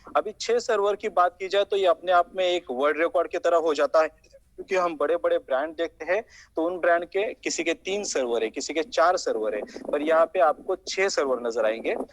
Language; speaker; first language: Hindi; non-native, local second language; Marathi